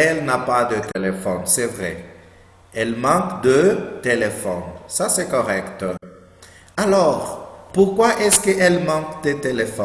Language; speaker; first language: French; non-native, fluent; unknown